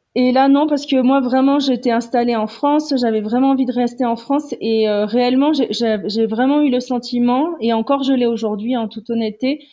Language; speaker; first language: French; native; French